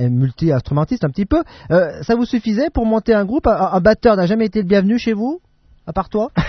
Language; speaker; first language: French; native; French